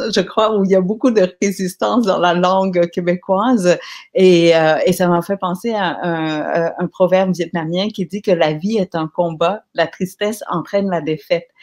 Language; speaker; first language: French; early bilingual, other home language; Vietnamese